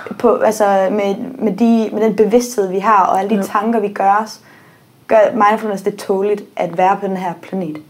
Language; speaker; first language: Danish; early bilingual, heritage; English